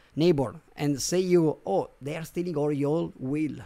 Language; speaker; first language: English; non-native, fluent; Italian